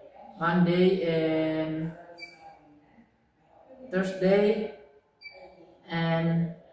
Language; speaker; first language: English; non-native, learner; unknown